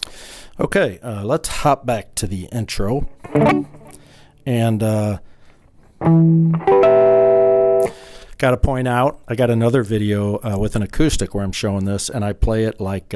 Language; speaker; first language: English; native; English